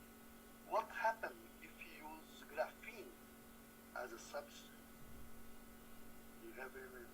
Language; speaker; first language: English; non-native, fluent; Portuguese